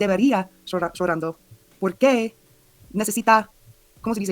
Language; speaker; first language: Spanish; non-native, learner; English